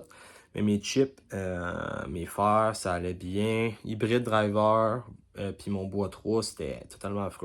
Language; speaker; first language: French; native; French